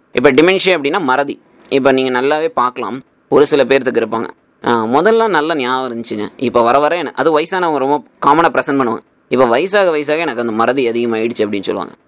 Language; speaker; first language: Tamil; native; Tamil